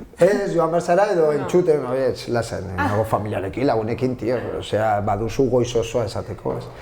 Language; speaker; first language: Basque; non-native, local second language; Spanish